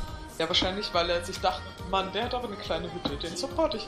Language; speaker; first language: German; native; German